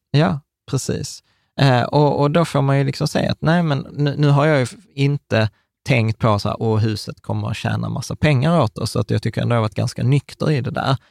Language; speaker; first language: Swedish; early bilingual, other home language; Czech